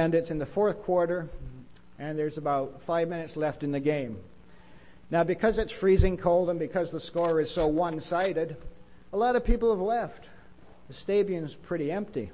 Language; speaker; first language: English; native; English